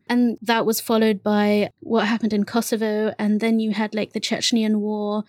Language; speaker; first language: English; early bilingual, other home language; Bangla